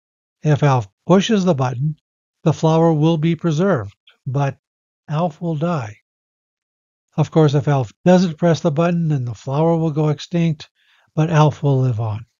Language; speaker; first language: English; native; English